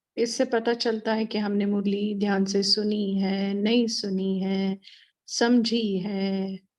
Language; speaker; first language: Hindi; native; Hindi